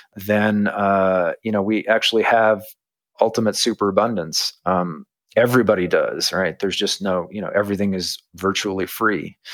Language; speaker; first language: English; native; English